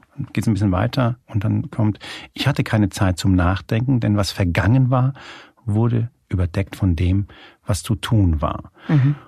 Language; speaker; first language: German; early bilingual, other home language; Spanish